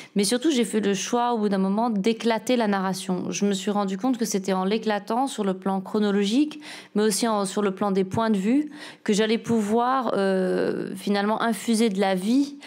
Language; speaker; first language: French; native; French